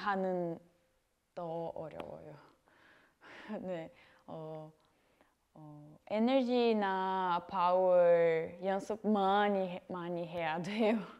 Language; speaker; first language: Korean; non-native, learner; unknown